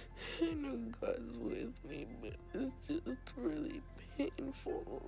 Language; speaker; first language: English; native; English